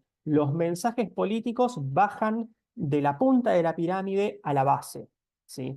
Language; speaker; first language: Spanish; native; Spanish